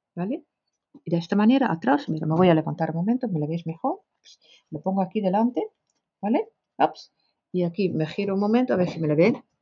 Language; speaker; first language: Spanish; non-native, fluent; Dutch